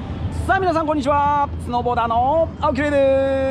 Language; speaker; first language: Japanese; native; Japanese